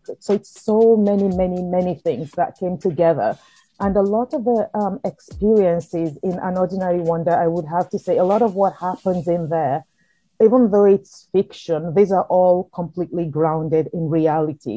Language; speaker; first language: English; non-native, local second language; Yoruba